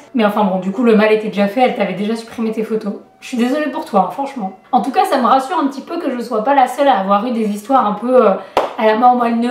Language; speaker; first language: French; native; French